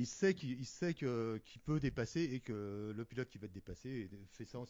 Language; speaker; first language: French; native; French